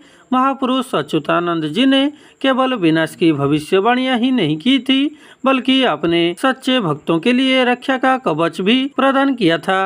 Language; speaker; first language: Hindi; non-native, local second language; Odia